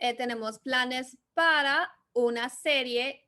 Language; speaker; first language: Spanish; early bilingual, other home language; English